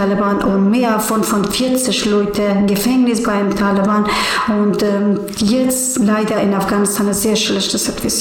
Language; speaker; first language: German; non-native, learner; Persian